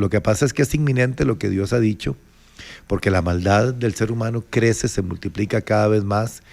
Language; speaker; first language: Spanish; native; Spanish